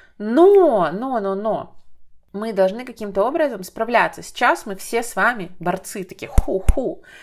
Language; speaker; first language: Russian; native; Russian